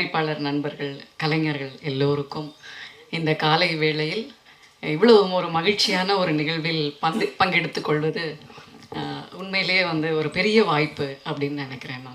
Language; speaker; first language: Tamil; native; Tamil